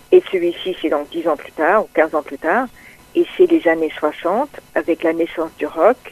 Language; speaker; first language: French; non-native, fluent; English